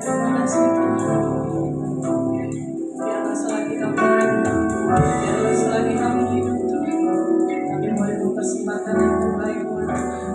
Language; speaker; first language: Indonesian; native; Indonesian